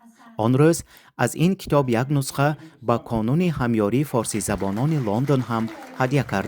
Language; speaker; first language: Persian; native; Persian